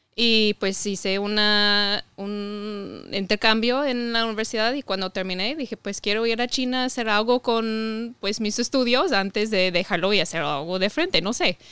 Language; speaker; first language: Spanish; non-native, fluent; English